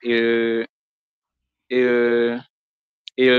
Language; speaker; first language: French; non-native, learner; Swahili